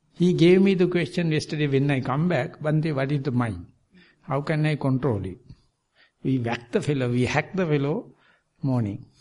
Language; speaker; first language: English; non-native, local second language; Sinhala